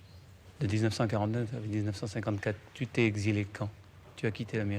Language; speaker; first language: French; native; French